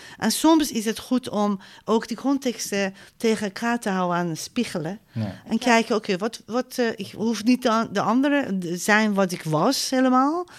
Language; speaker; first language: Dutch; non-native, fluent; Persian